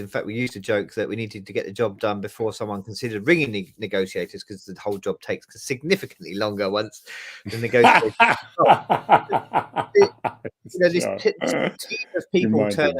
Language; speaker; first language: English; native; English